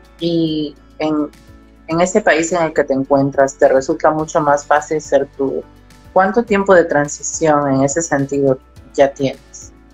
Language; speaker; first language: Spanish; native; Spanish